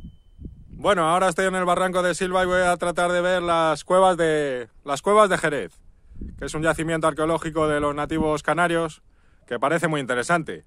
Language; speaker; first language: Spanish; native; Spanish